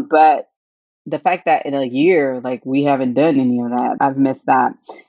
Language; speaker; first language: English; native; English